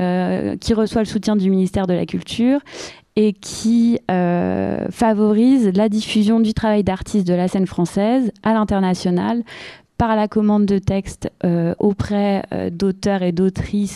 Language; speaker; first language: French; native; French